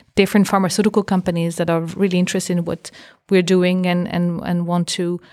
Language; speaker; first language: English; non-native, fluent; French